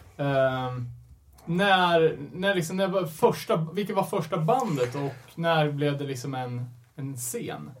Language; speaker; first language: Swedish; native; Swedish